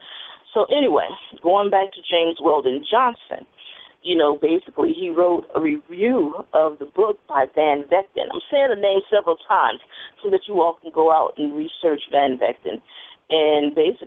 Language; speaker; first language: English; native; English